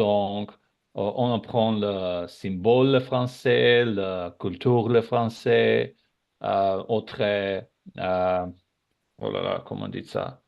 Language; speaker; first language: French; non-native, learner; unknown